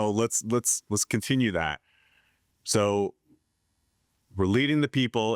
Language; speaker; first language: English; native; English